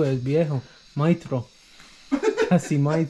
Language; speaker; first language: Spanish; non-native, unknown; English